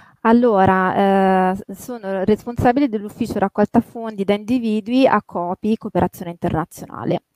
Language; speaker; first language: Italian; native; Italian